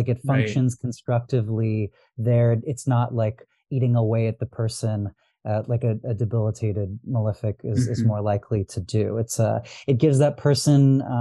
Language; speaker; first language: English; early bilingual, other home language; Arabic